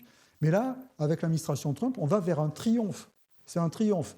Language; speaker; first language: French; native; French